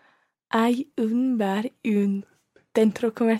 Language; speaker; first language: Spanish; non-native, learner; English